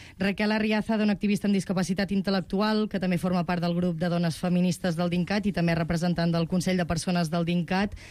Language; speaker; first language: Catalan; native; Catalan